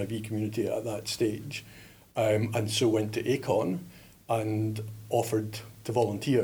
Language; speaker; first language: English; native; English